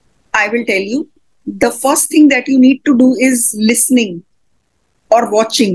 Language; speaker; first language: English; non-native, local second language; Hindi